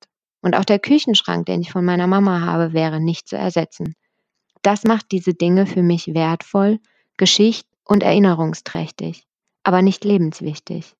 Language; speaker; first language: German; native; German